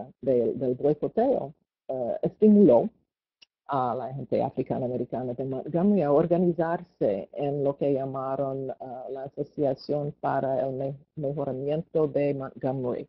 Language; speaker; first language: Spanish; non-native, fluent; English